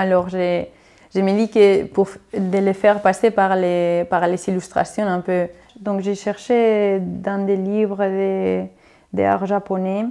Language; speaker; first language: French; non-native, fluent; Spanish